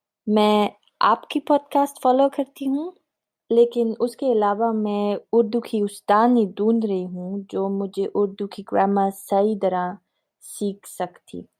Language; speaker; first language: Hindi; non-native, learner; German